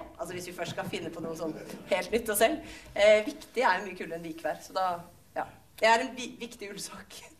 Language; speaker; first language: Norwegian; native; Norwegian